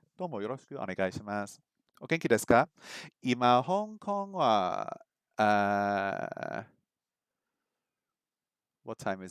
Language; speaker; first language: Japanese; non-native, learner; English